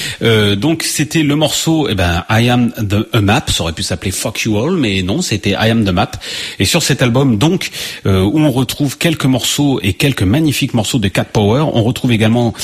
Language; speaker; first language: French; native; French